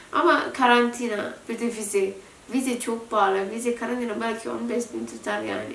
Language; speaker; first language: Turkish; non-native, learner; Indonesian